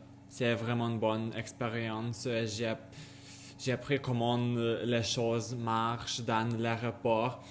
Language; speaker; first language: French; non-native, learner; Lithuanian